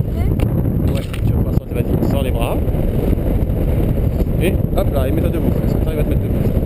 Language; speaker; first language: French; native; French